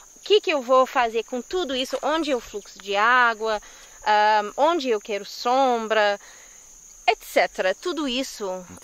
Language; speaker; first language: Portuguese; non-native, fluent; English